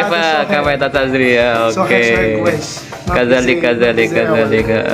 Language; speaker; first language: Arabic; non-native, learner; Indonesian